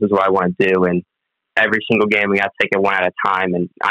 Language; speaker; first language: English; native; English